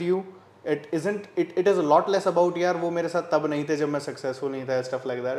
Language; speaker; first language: English; non-native, local second language; Hindi